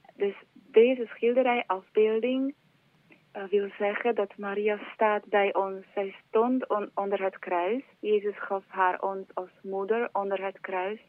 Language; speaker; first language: Dutch; non-native, fluent; Slovak